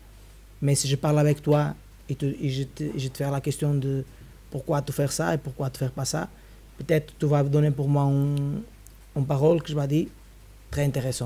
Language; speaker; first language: French; non-native, fluent; Spanish